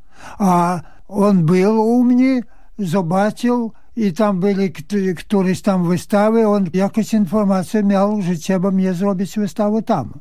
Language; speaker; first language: Polish; early bilingual, heritage; Polish